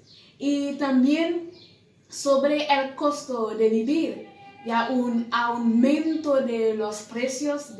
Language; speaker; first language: Spanish; non-native, learner; Haitian Creole